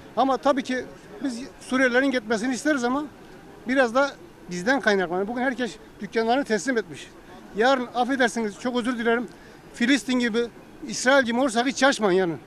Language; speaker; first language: Turkish; native; Turkish